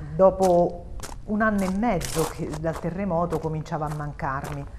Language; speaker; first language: Italian; native; Italian